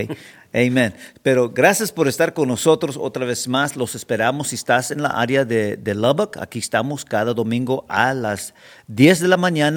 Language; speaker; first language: Spanish; early bilingual, heritage; Spanish